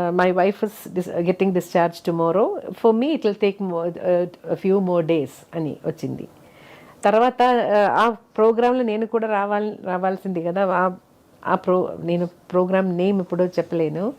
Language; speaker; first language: Telugu; non-native, fluent; Malayalam